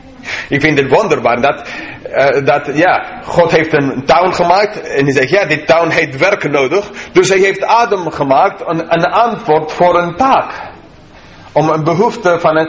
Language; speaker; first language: Dutch; non-native, fluent; English